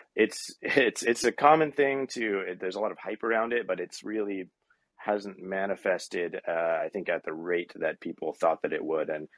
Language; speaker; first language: English; native; English